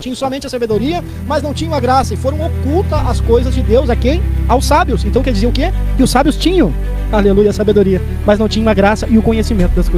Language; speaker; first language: Portuguese; native; Portuguese